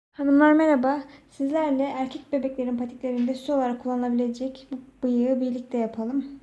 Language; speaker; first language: Turkish; native; Turkish